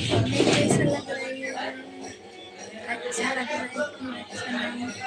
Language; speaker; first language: Hindi; non-native, local second language; Santali